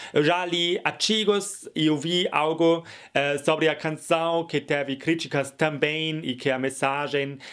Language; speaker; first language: Portuguese; non-native, fluent; German